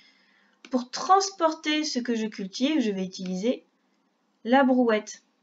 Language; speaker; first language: French; native; French